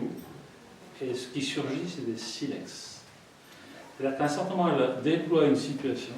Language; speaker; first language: French; native; French